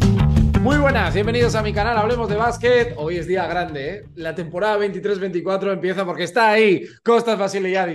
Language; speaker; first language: Spanish; native; Spanish